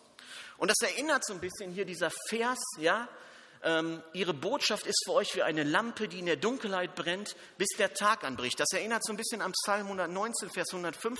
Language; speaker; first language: German; native; German